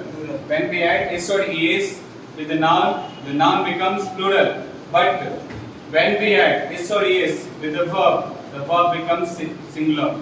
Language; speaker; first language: English; non-native, local second language; Hindi